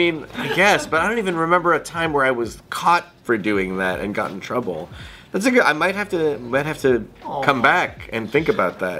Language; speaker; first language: English; native; English